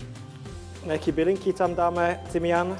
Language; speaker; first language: Czech; non-native, learner; English